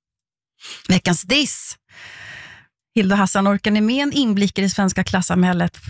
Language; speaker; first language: Swedish; native; Swedish